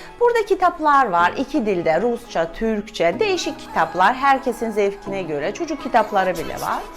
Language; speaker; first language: Turkish; non-native, fluent; Russian